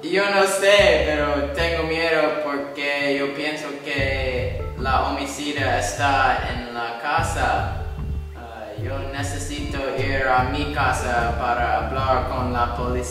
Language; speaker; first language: Spanish; non-native, learner; English